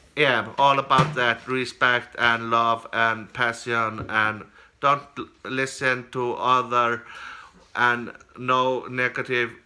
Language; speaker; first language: English; non-native, learner; Icelandic